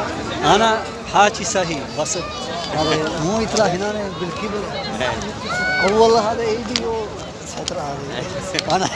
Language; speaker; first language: Arabic; non-native, learner; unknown